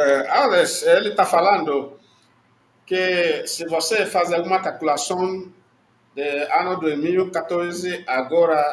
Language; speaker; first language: Portuguese; non-native, learner; Igbo